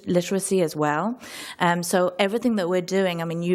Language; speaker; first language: English; native; English